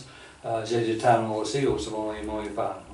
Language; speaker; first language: French; non-native, fluent; English